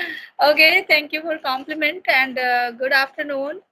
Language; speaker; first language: English; non-native, learner; Hindi